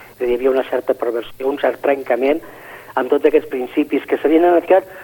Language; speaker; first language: Catalan; native; Catalan